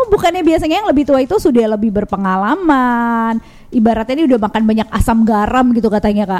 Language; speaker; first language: Indonesian; native; Indonesian